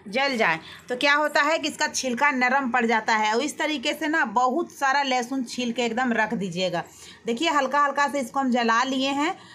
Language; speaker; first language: Hindi; native; Hindi